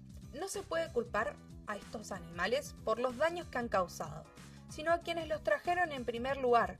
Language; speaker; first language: Spanish; native; Spanish